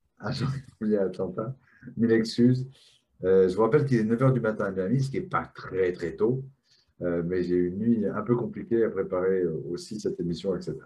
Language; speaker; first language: French; native; French